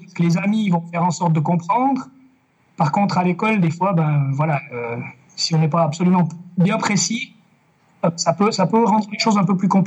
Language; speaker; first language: French; native; French